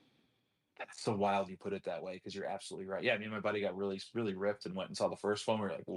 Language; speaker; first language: English; native; English